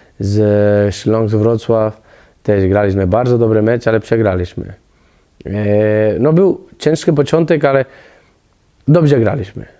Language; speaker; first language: Polish; non-native, learner; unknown